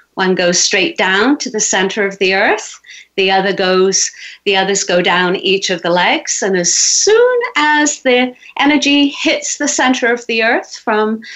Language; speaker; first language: English; native; English